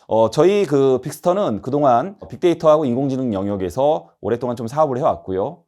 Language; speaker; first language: Korean; native; Korean